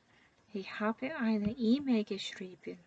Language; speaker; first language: German; non-native, fluent; Korean